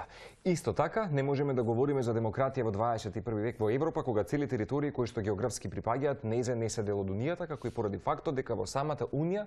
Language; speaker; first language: Macedonian; native; Macedonian